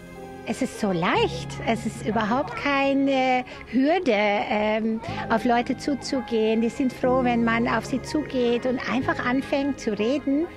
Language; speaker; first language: German; non-native, fluent; Dutch